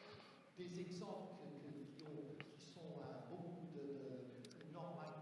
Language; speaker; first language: French; non-native, fluent; Portuguese